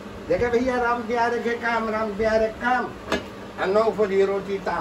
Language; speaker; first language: Dutch; non-native, local second language; Caribbean Hindustani